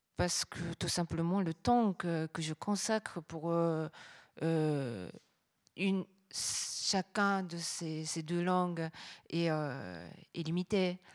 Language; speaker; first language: French; non-native, fluent; Japanese